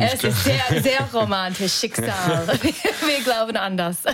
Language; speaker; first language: German; non-native, learner; English